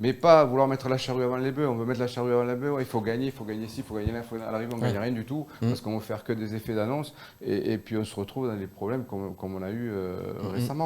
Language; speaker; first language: French; native; French